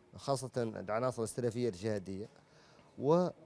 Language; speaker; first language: Arabic; native; Arabic